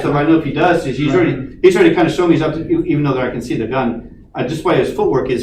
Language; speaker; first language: English; native; English